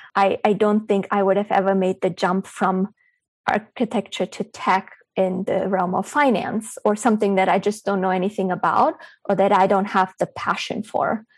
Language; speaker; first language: English; early bilingual, other home language; Bulgarian